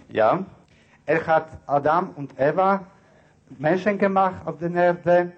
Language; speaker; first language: German; non-native, learner; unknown